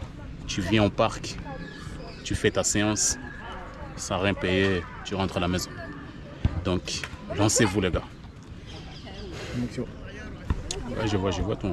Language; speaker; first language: French; native; French